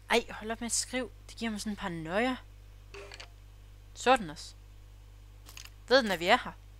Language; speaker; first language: Danish; native; Danish